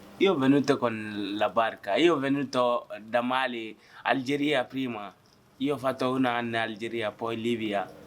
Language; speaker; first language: Italian; non-native, learner; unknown